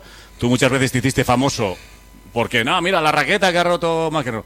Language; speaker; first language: Spanish; native; Spanish